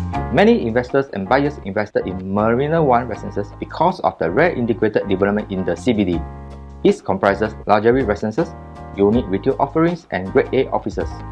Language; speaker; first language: English; non-native, local second language; Chinese